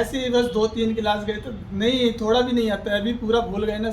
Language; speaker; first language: Hindi; native; Hindi